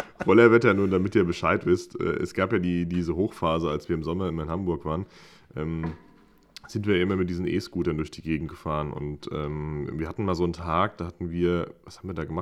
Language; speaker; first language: German; native; German